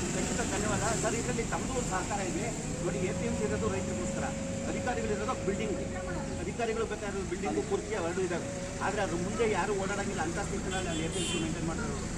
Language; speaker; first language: Kannada; native; Kannada